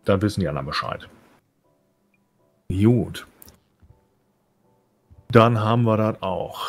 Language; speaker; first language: German; native; German